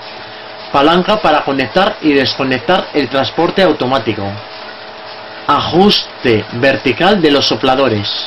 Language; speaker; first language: Spanish; native; Spanish